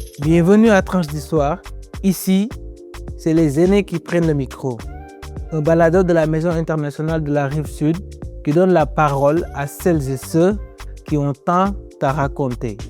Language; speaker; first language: French; native; French